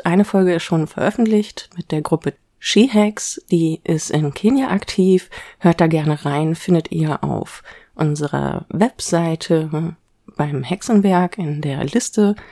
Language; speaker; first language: German; native; German